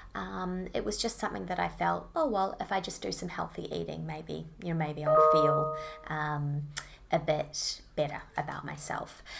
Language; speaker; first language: English; native; English